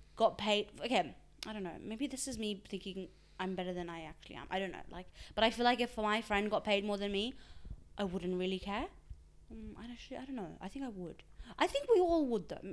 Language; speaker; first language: English; early bilingual, other home language; Urdu